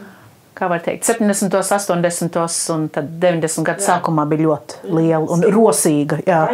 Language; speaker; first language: Latvian; early bilingual, heritage; Latvian